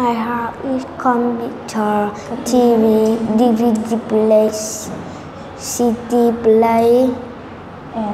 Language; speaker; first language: English; non-native, learner; Vietnamese